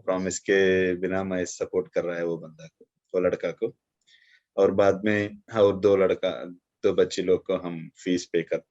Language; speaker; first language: Hindi; non-native, local second language; Telugu